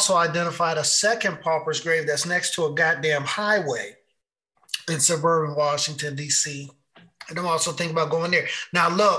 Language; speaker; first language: English; native; English